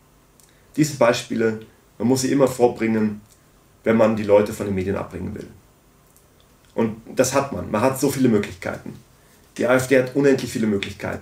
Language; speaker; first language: German; native; German